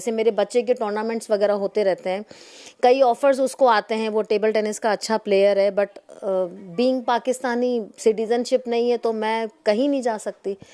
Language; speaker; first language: Urdu; non-native, local second language; Sindhi